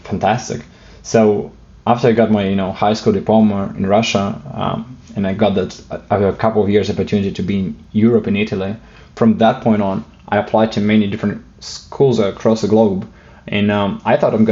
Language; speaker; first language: English; non-native, fluent; Russian